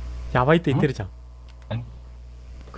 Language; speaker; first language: Japanese; native; Japanese